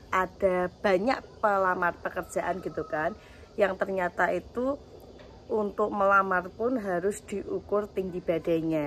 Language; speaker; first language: Indonesian; native; Indonesian